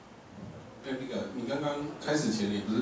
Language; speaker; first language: Chinese; native; Chinese